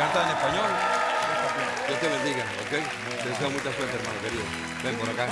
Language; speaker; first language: Spanish; early bilingual, heritage; Spanish